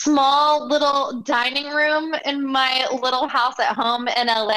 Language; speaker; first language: English; native; English